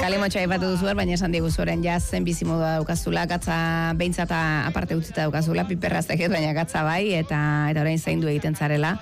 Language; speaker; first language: Basque; native; Basque